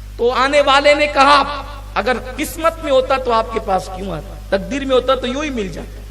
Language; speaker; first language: Urdu; native; Urdu